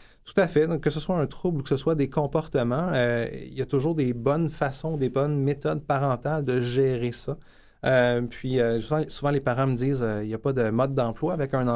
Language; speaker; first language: French; native; French